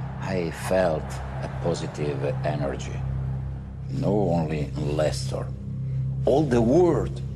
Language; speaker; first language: English; non-native, fluent; Italian